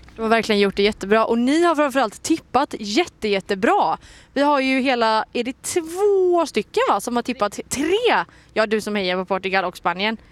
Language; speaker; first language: Swedish; native; Swedish